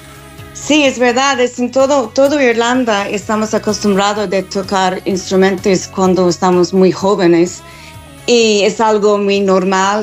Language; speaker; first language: Spanish; non-native, fluent; English